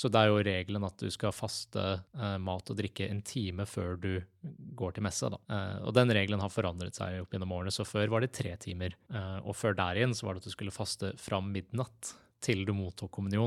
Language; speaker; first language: Norwegian; native; Norwegian